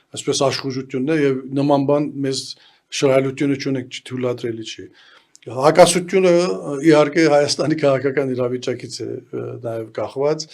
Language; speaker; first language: Armenian; early bilingual, heritage; Armenian